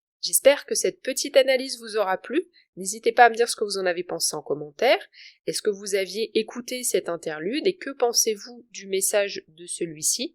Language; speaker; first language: French; native; French